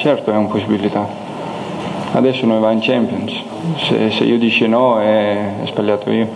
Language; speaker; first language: Italian; non-native, learner; Danish